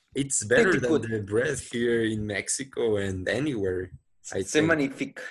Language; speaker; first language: English; non-native, fluent; Spanish